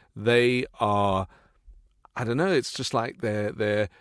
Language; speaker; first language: English; native; English